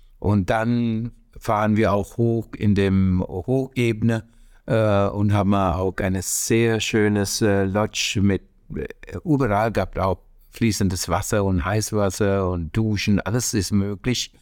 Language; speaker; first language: German; non-native, learner; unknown